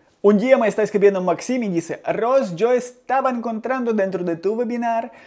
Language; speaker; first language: Spanish; non-native, learner; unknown